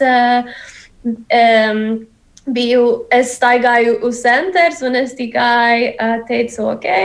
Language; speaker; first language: Latvian; non-native, learner; Spanish